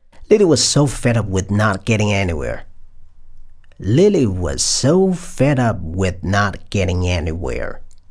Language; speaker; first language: English; non-native, fluent; Chinese